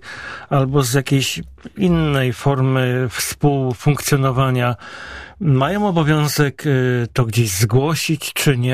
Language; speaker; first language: Polish; native; Polish